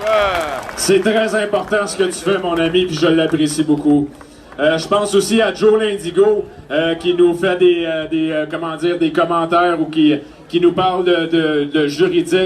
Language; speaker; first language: French; native; French